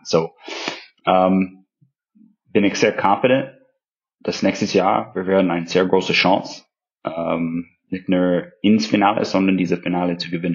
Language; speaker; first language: German; non-native, fluent; English